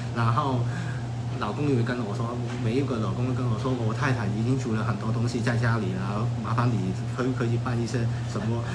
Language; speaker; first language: Chinese; non-native, fluent; Cantonese